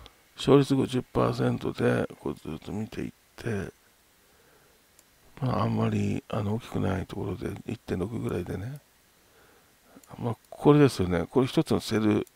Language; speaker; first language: Japanese; native; Japanese